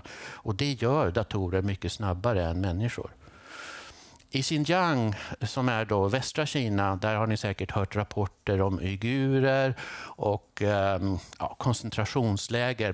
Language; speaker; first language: Swedish; native; Swedish